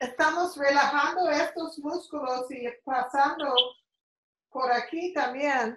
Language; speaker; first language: Spanish; non-native, learner; English